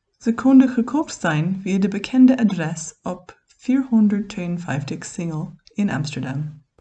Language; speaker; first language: Dutch; non-native, fluent; English